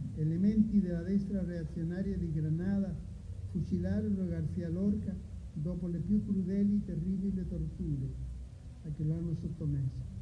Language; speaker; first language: Italian; non-native, fluent; Spanish